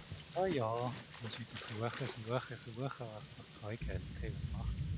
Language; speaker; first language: German; native; German